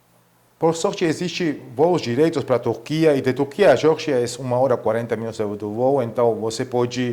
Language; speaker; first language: Portuguese; non-native, fluent; Georgian